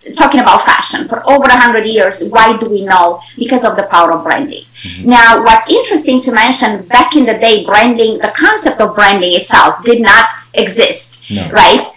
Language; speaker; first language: English; non-native, fluent; Romanian